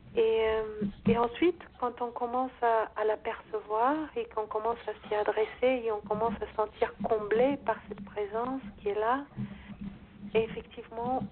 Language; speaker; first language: French; non-native, fluent; Portuguese